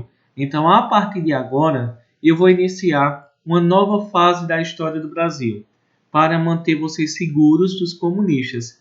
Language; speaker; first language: Portuguese; native; Portuguese